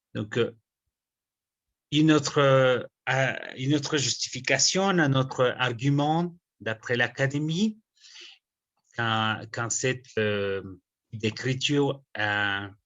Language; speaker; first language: French; non-native, fluent; Spanish